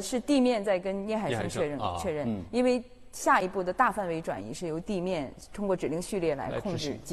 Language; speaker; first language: Chinese; native; Chinese